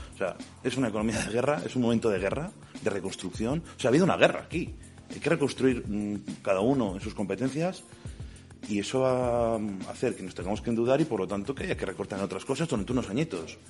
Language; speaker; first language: Spanish; native; Spanish